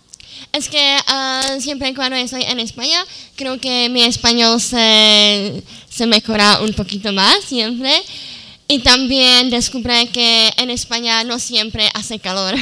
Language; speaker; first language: Spanish; non-native, learner; Czech